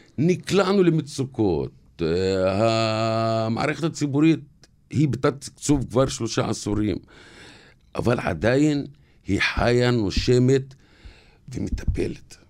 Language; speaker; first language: Hebrew; non-native, local second language; Arabic